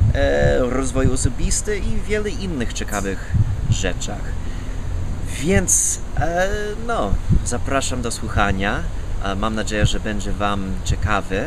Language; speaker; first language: Polish; non-native, fluent; English